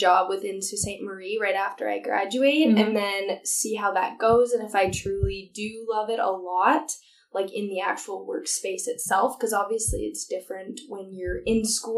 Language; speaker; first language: English; native; English